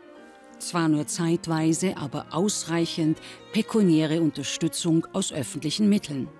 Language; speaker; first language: German; native; German